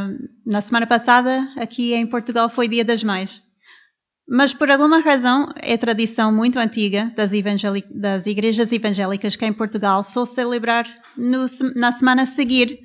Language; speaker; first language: Portuguese; non-native, fluent; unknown